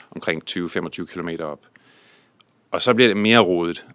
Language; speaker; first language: Danish; early bilingual, other home language; English